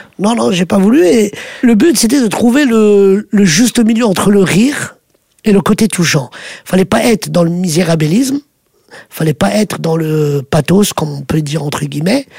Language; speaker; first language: French; early bilingual, other home language; Arabic